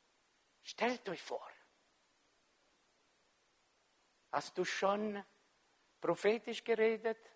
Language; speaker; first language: German; non-native, fluent; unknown